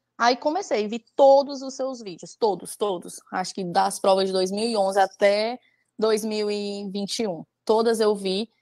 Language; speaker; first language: Portuguese; native; Portuguese